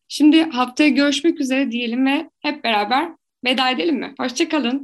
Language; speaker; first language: Turkish; native; Turkish